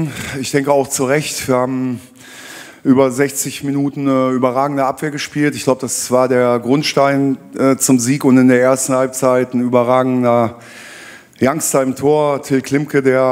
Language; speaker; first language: German; native; German